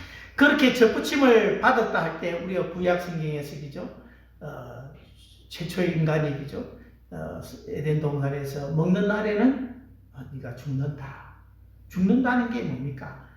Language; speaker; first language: Korean; native; Korean